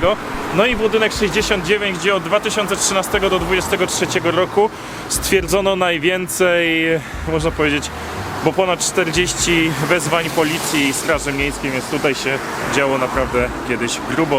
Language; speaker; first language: Polish; native; Polish